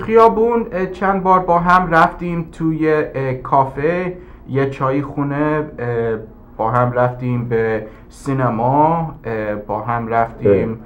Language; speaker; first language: Persian; early bilingual, heritage; English